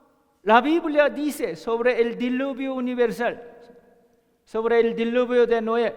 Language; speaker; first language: Spanish; non-native, learner; Korean